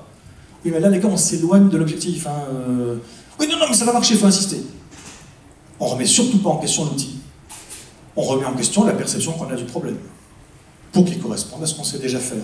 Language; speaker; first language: French; native; French